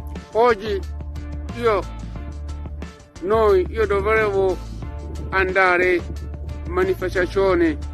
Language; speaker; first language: Italian; non-native, learner; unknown